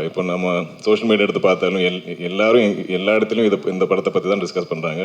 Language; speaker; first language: Tamil; non-native, local second language; Malayalam